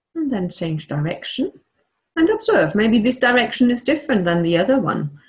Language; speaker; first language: English; non-native, fluent; German